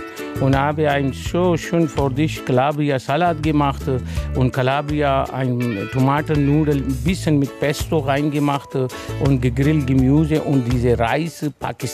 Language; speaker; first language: German; non-native, learner; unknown